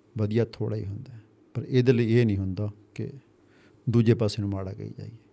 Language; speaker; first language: Punjabi; native; Punjabi